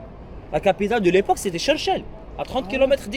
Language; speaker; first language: French; non-native, local second language; Arabic